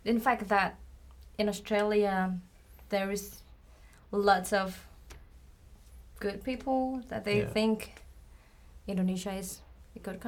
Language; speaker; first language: English; non-native, learner; Indonesian